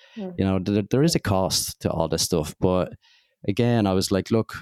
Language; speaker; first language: English; native; English